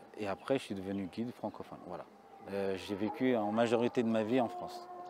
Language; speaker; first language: French; early bilingual, other home language; Amharic